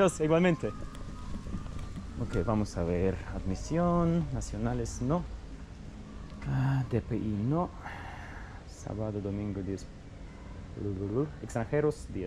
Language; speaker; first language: Spanish; non-native, fluent; Russian